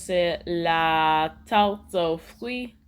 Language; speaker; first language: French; non-native, learner; English